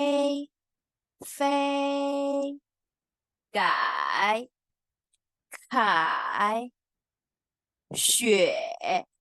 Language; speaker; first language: Chinese; non-native, fluent; Indonesian